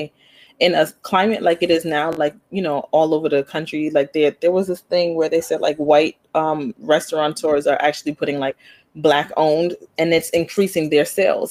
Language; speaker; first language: English; early bilingual, other home language; Spanish